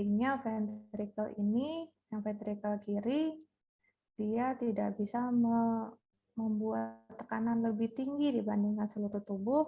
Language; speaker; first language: Indonesian; native; Indonesian